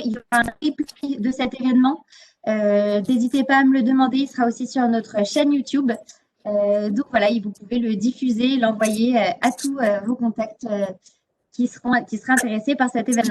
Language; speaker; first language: French; native; French